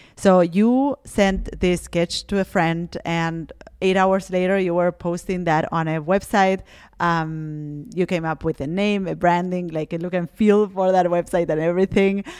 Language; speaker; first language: English; non-native, fluent; Spanish